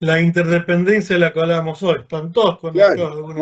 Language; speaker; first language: Spanish; native; Spanish